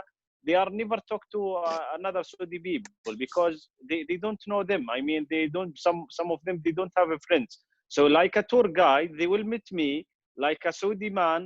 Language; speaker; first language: English; non-native, fluent; Arabic